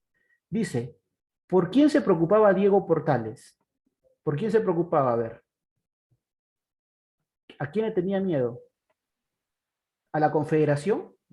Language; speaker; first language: Spanish; native; Spanish